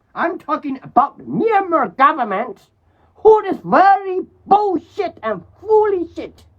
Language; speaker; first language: English; non-native, learner; Burmese